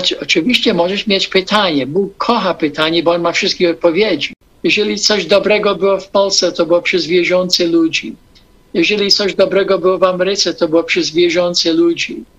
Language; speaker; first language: Polish; early bilingual, heritage; English